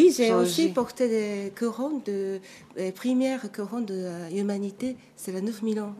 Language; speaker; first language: French; non-native, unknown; Japanese